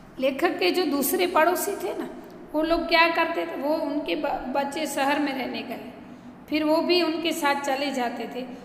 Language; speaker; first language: Hindi; non-native, local second language; Gujarati